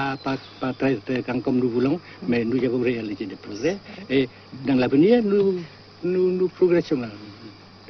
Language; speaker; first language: French; non-native, local second language; Vietnamese